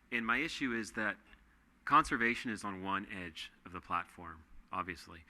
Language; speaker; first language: English; native; English